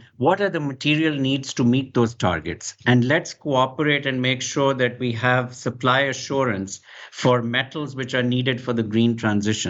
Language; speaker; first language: English; non-native, local second language; Urdu